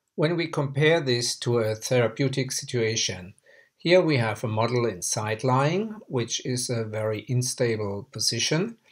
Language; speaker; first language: English; non-native, fluent; German